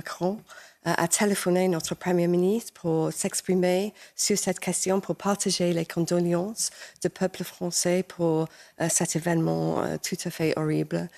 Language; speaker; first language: French; non-native, fluent; English